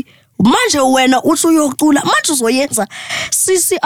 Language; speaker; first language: English; non-native, local second language; Xhosa